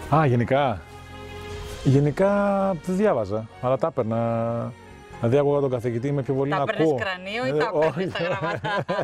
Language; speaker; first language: Greek; native; Greek